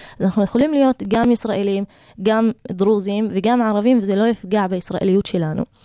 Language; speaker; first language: Hebrew; non-native, local second language; Arabic